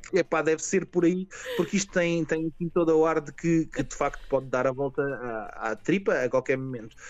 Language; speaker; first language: Portuguese; native; Portuguese